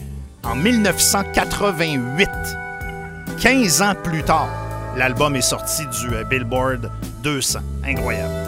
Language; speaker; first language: French; native; French